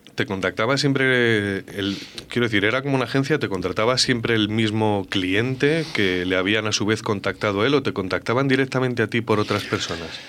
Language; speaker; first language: Spanish; native; Spanish